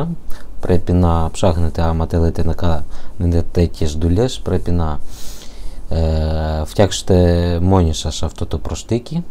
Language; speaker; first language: Greek; non-native, learner; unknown